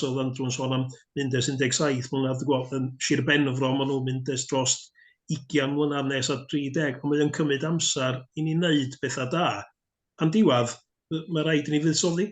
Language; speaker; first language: Welsh; native; Welsh